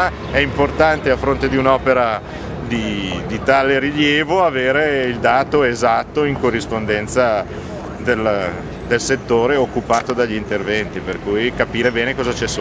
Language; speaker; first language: Italian; native; Italian